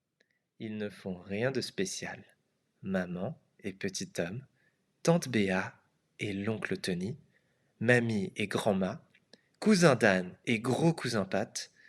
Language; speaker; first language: French; non-native, fluent; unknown